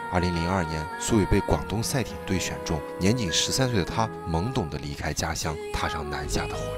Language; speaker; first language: Chinese; native; Chinese